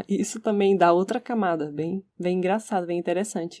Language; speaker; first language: Portuguese; non-native, fluent; Spanish